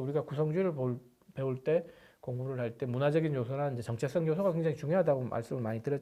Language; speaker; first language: Korean; native; Korean